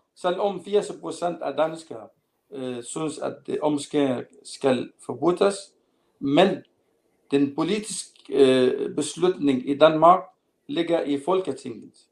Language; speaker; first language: Danish; non-native, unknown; Arabic